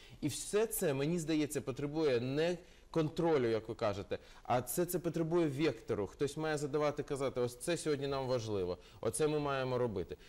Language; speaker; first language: Ukrainian; non-native, local second language; Russian